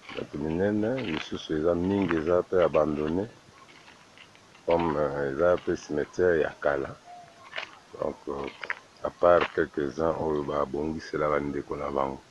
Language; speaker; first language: Lingala; native; Lingala